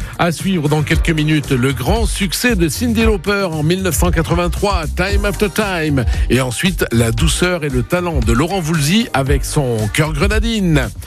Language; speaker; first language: French; native; French